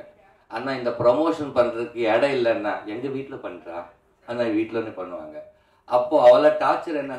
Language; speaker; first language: Tamil; non-native, learner; Telugu